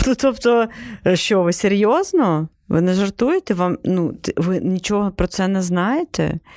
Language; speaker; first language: Ukrainian; non-native, local second language; Crimean Tatar